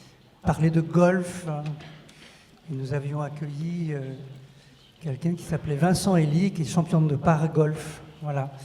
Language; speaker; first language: French; native; French